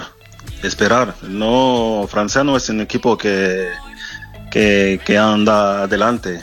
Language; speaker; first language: Spanish; non-native, fluent; French